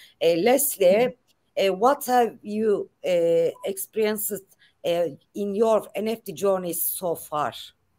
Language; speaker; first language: English; non-native, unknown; Turkish